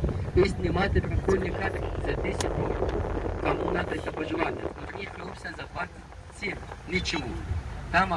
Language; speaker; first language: Russian; non-native, learner; Arabic